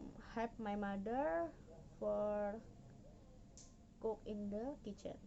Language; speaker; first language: English; non-native, learner; Indonesian